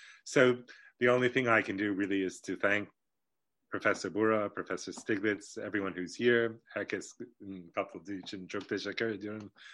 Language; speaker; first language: Turkish; non-native, fluent; English